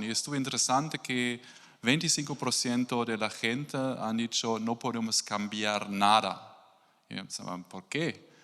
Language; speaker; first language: Spanish; non-native, learner; German